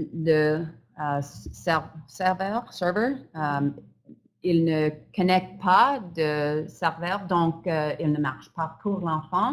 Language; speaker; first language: French; non-native, fluent; English